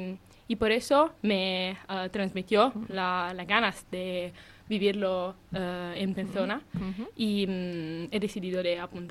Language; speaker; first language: Spanish; non-native, fluent; Italian